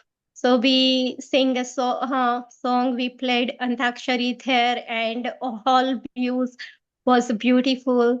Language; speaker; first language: English; non-native, learner; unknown